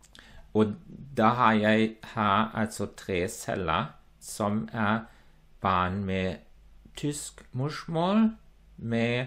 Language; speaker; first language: Norwegian; non-native, fluent; German